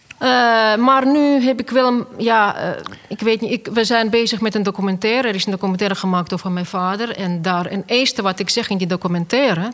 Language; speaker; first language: Dutch; non-native, fluent; Russian